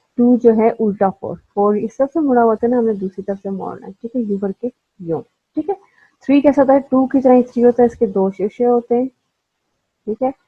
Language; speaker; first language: Urdu; native; Urdu